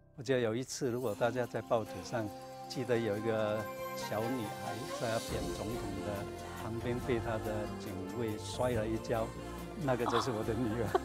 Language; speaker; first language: Chinese; non-native, local second language; Cantonese